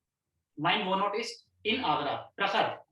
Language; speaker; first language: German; non-native, learner; Hindi